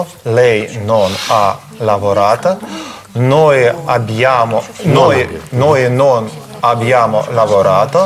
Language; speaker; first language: Italian; non-native, learner; Russian